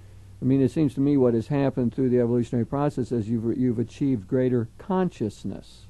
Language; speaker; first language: English; native; English